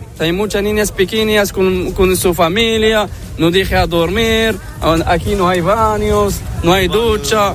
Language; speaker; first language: Spanish; non-native, learner; Arabic